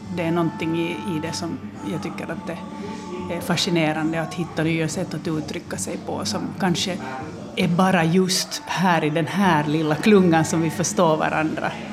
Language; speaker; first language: Swedish; native; Swedish